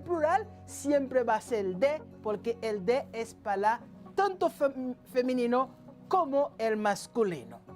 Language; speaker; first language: Spanish; non-native, local second language; French